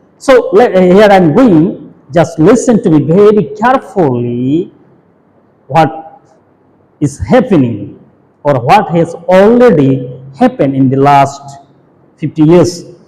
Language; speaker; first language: English; non-native, local second language; Bangla